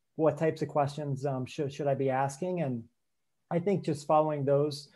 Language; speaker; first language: English; native; English